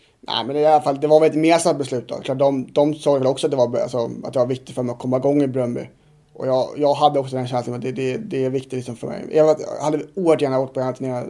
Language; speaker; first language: Swedish; native; Swedish